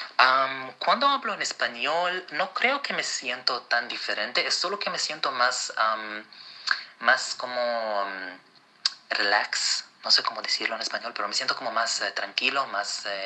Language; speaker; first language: Spanish; non-native, fluent; Arabic